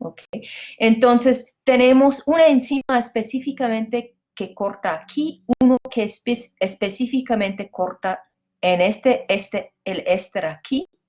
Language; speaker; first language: Spanish; non-native, fluent; English